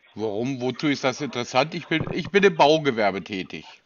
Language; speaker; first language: German; native; German